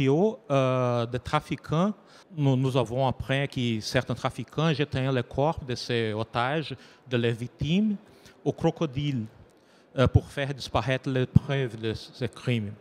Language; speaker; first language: French; non-native, learner; Portuguese